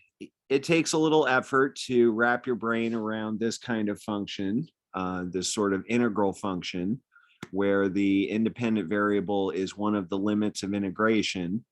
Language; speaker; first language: English; native; English